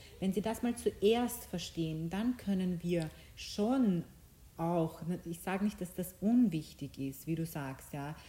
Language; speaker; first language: German; early bilingual, other home language; Bosnian